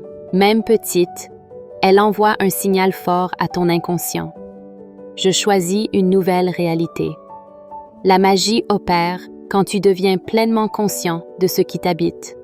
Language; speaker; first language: French; native; French